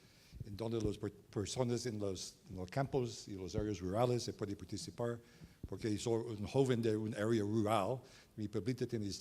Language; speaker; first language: Spanish; non-native, learner; English